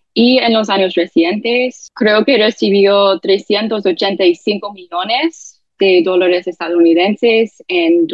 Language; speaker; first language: Spanish; non-native, fluent; English